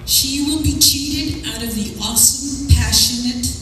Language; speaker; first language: English; native; English